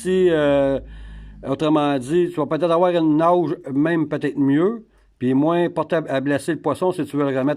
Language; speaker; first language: French; native; French